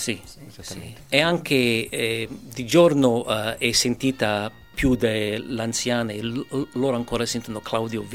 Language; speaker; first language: Italian; early bilingual, heritage; English